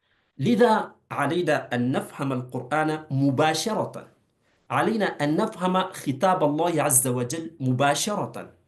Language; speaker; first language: Arabic; non-native, fluent; Urdu